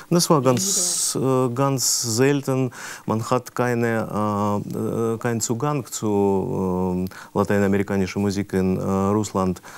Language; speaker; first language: German; non-native, fluent; Russian